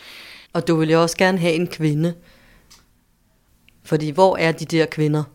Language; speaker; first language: Danish; native; Danish